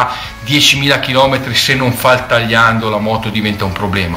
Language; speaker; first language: Italian; native; Italian